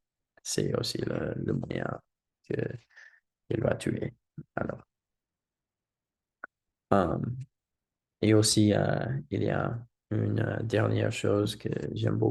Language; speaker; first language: French; non-native, learner; English